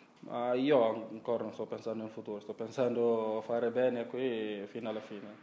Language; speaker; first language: Italian; non-native, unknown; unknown